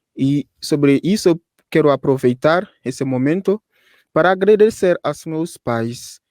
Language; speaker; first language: Portuguese; non-native, fluent; Haitian Creole